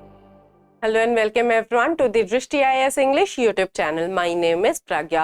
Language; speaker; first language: English; non-native, local second language; Hindi